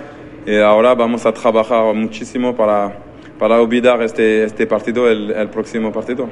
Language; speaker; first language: Spanish; non-native, learner; French